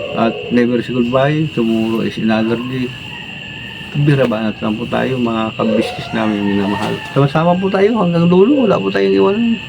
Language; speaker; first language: Filipino; non-native, local second language; Cebuano